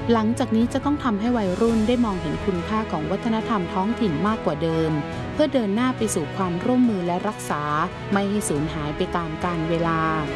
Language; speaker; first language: Thai; native; Thai